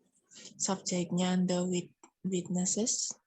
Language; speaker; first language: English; non-native, learner; Indonesian